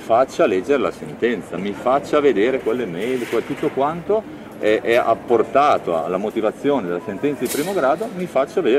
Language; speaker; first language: Italian; native; Italian